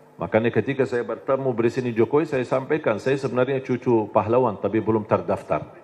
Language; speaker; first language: Indonesian; non-native, fluent; Arabic